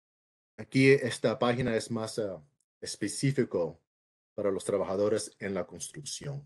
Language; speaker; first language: Spanish; early bilingual, heritage; English